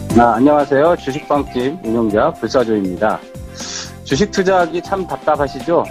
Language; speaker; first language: Korean; native; Korean